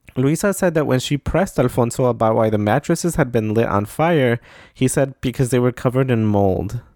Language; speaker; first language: English; native; English